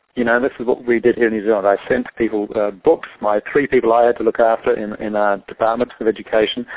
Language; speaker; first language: English; native; English